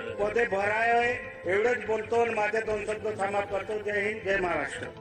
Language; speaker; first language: Marathi; non-native, local second language; Bhili